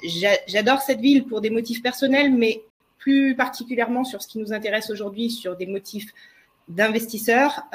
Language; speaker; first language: French; native; French